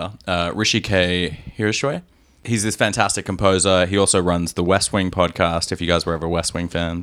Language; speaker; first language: English; native; English